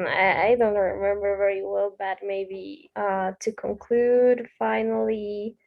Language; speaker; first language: English; non-native, learner; Spanish